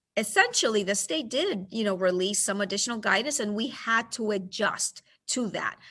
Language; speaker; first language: English; early bilingual, other home language; Spanish